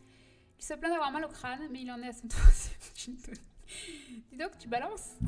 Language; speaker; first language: French; native; French